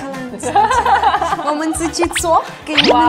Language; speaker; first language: Chinese; non-native, learner; Ukrainian